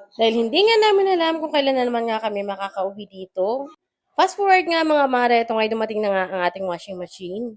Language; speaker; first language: Filipino; non-native, local second language; Bikol